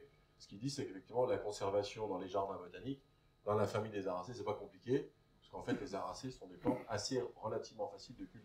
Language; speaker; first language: French; native; French